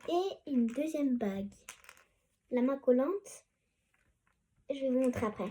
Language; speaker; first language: French; native; French